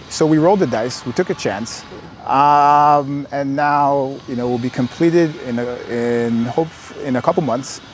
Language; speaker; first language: English; native; English